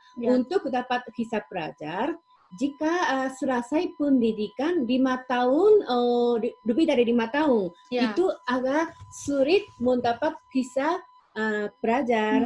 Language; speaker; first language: Indonesian; non-native, fluent; Japanese